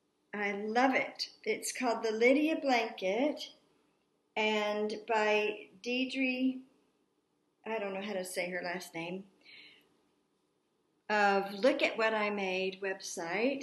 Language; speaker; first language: English; native; English